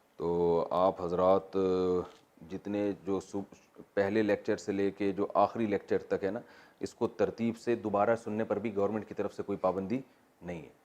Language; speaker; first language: Urdu; native; Urdu